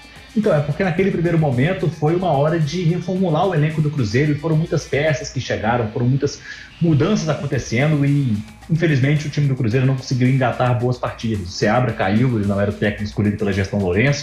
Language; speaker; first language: Portuguese; native; Portuguese